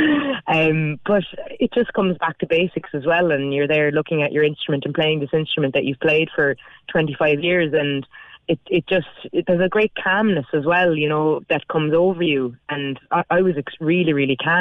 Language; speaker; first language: English; native; English